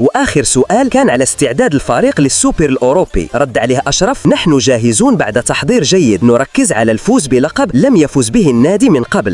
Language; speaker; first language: Arabic; native; Arabic